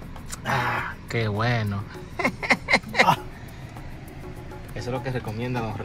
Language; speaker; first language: Spanish; native; Spanish